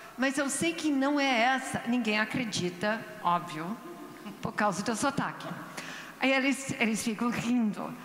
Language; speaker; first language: Portuguese; non-native, fluent; English